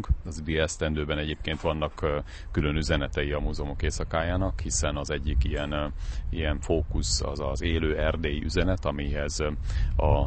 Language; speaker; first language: Hungarian; native; Hungarian